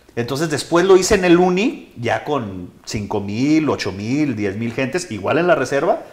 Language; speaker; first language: Spanish; native; Spanish